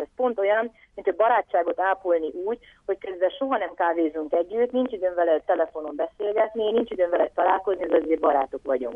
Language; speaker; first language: Hungarian; native; Hungarian